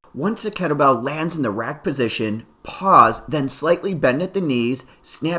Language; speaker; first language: English; native; English